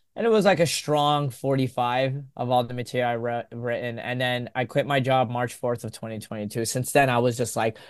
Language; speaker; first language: English; native; English